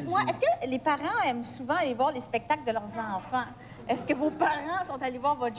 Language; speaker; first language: French; native; French